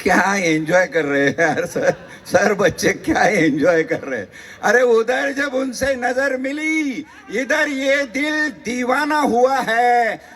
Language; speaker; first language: Hindi; non-native, local second language; Marathi